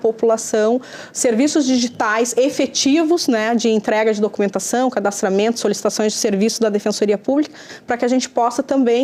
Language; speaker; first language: Portuguese; native; Portuguese